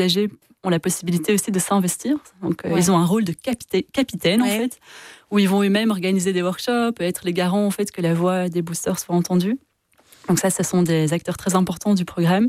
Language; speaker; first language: French; native; French